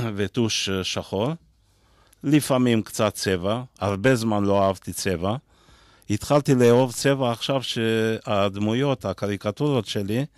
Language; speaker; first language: Hebrew; non-native, fluent; Romanian